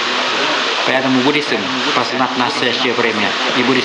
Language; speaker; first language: Russian; non-native, learner; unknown